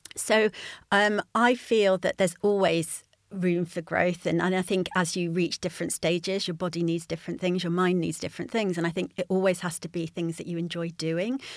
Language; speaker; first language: English; native; English